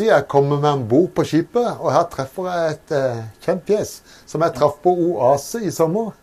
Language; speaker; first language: Norwegian; native; Norwegian